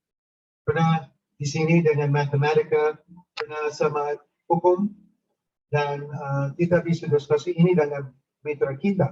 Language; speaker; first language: Indonesian; non-native, fluent; English